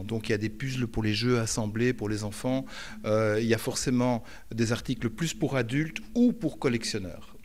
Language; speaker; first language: French; native; French